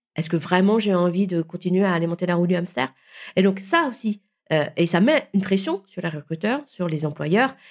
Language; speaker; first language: French; early bilingual, other home language; Vietnamese